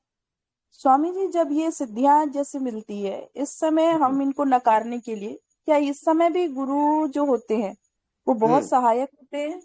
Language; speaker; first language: Hindi; native; Hindi